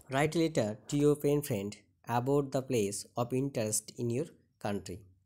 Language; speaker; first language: English; non-native, local second language; Bangla